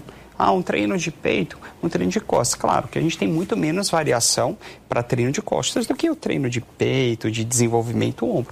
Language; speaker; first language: Portuguese; native; Portuguese